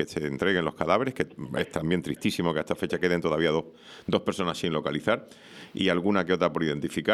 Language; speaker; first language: Spanish; native; Spanish